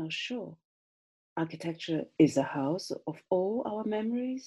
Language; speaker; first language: English; non-native, fluent; Chinese